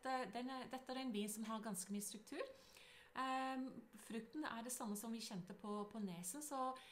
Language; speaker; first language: Norwegian; non-native, fluent; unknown